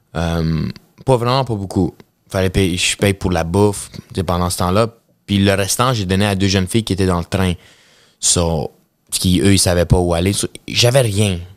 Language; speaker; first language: French; early bilingual, other home language; Russian